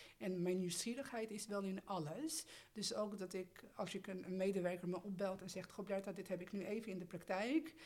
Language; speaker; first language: Dutch; early bilingual, other home language; Albanian